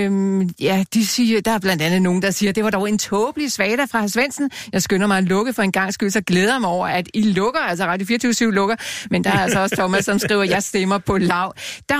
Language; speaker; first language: Danish; native; Danish